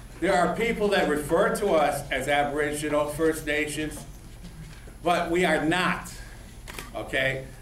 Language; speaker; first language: English; native; English